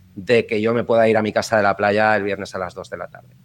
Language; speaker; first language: Spanish; native; Spanish